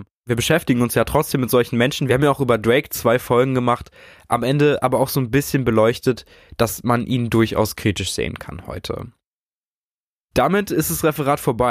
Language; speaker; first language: German; native; German